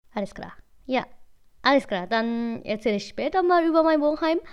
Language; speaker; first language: German; native; German